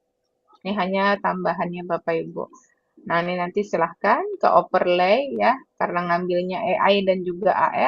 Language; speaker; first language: Indonesian; native; Indonesian